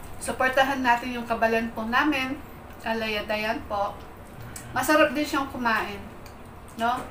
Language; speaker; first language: Filipino; non-native, local second language; Pampanga